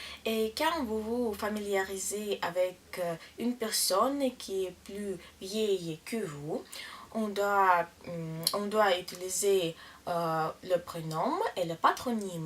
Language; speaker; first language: French; non-native, learner; Russian